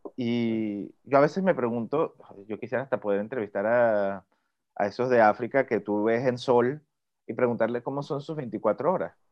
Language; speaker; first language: Spanish; native; Spanish